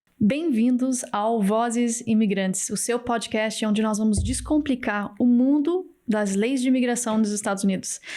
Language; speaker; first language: Portuguese; early bilingual, heritage; Portuguese